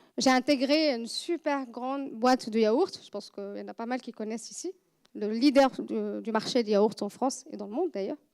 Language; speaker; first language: French; non-native, fluent; Arabic